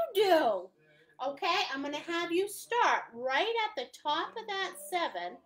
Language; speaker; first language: English; native; English